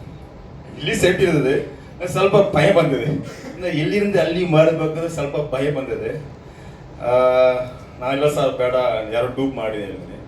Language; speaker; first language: Kannada; non-native, learner; Tamil